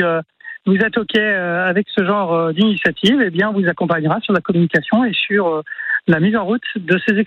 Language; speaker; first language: French; native; French